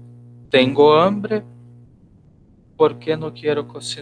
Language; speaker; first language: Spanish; non-native, fluent; Portuguese